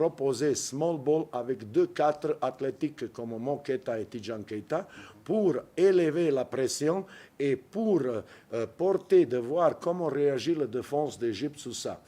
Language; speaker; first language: French; non-native, fluent; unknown